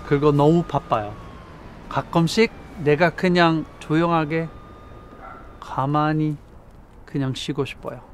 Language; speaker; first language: Korean; non-native, fluent; English